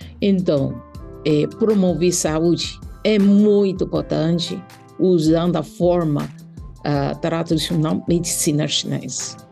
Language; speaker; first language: Portuguese; non-native, learner; Chinese